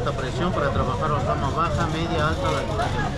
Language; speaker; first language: Spanish; native; Spanish